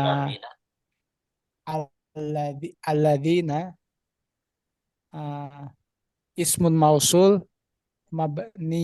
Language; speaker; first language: Arabic; non-native, learner; Indonesian